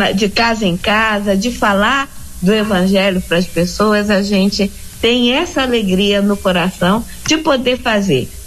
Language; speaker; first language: Portuguese; native; Portuguese